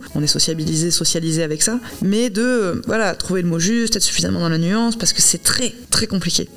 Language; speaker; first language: French; native; French